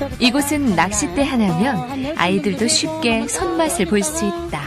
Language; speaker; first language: Korean; native; Korean